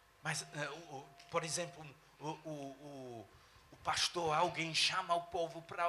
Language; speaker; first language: Portuguese; non-native, fluent; English